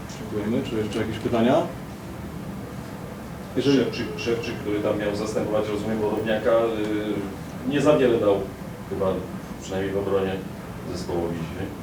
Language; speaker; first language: Polish; native; Polish